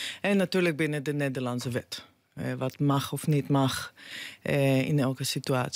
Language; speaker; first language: Dutch; non-native, fluent; Hebrew